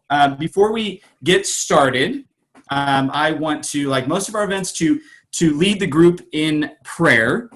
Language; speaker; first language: English; native; English